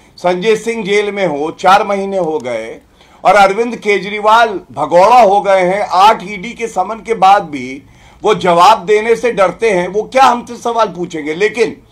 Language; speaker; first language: Hindi; native; Hindi